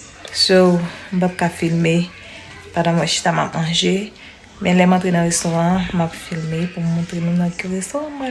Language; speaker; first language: French; non-native, learner; Haitian Creole